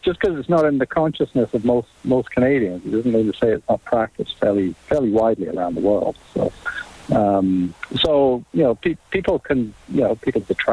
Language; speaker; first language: English; native; English